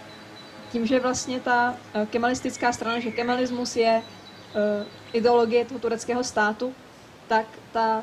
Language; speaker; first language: Czech; native; Czech